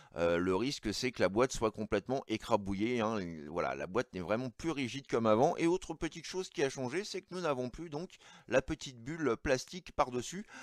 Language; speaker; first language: French; native; French